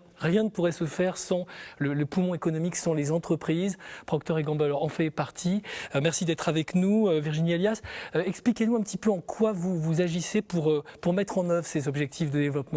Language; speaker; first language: French; native; French